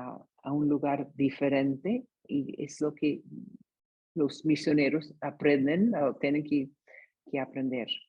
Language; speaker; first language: Spanish; non-native, fluent; English